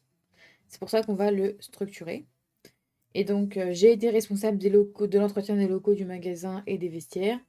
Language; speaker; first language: French; native; French